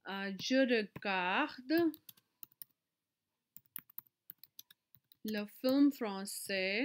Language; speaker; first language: French; non-native, fluent; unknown